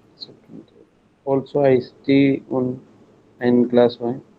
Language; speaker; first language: German; non-native, learner; Hindi